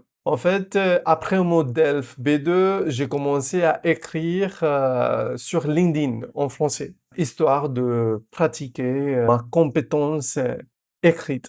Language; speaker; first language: French; non-native, fluent; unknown